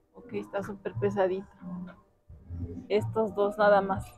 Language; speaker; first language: Spanish; native; Spanish